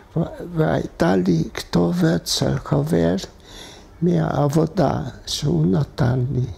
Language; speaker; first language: Hebrew; non-native, fluent; Hungarian